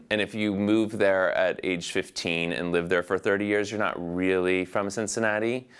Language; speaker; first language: English; native; English